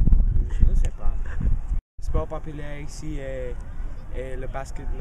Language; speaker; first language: French; non-native, learner; English